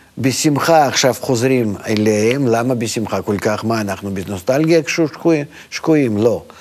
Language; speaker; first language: Hebrew; non-native, fluent; Russian